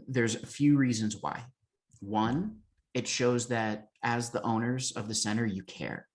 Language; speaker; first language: English; native; English